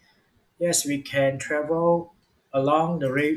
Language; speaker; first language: English; non-native, learner; Vietnamese